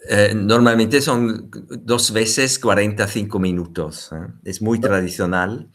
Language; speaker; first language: Spanish; non-native, fluent; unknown